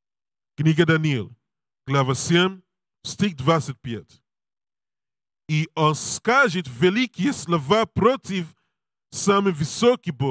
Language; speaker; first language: Russian; non-native, learner; English